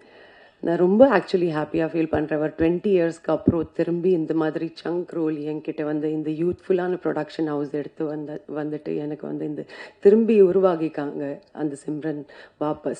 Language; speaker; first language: Tamil; non-native, fluent; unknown